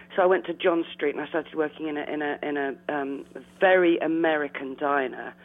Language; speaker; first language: English; native; English